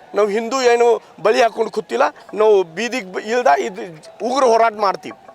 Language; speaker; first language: Kannada; native; Kannada